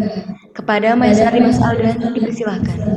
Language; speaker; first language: Indonesian; native; Indonesian